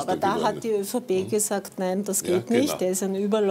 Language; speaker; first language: German; native; German